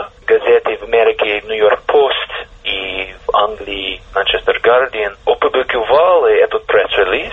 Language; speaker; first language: Russian; non-native, fluent; English